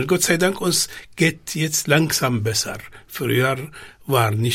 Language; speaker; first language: German; non-native, fluent; Arabic